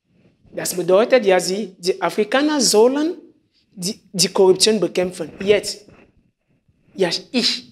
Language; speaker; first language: German; non-native, fluent; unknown